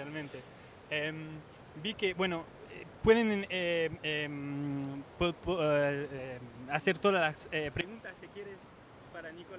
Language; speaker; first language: Spanish; non-native, fluent; French